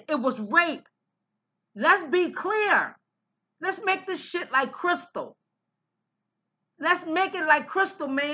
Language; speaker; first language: English; native; English